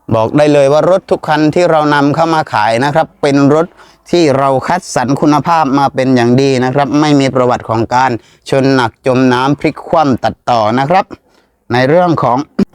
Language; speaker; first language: Thai; native; Thai